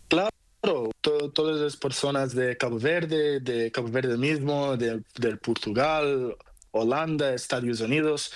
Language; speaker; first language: Spanish; non-native, learner; Portuguese